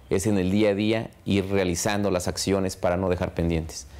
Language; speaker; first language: Spanish; native; Spanish